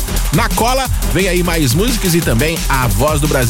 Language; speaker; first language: Portuguese; native; Portuguese